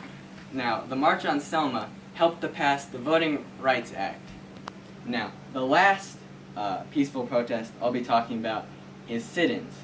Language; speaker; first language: English; native; English